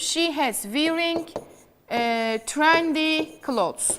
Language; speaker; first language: English; non-native, fluent; Turkish